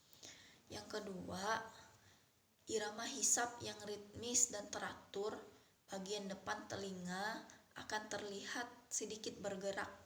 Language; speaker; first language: Indonesian; native; Indonesian